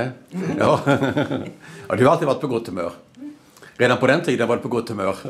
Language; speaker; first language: Swedish; native; Swedish